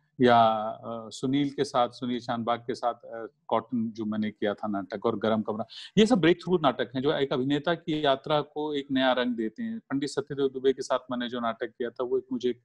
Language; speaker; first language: Hindi; native; Hindi